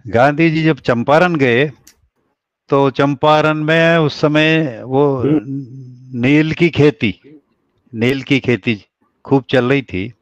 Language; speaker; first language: Hindi; native; Hindi